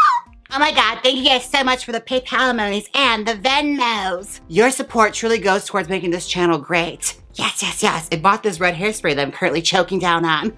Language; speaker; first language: English; native; English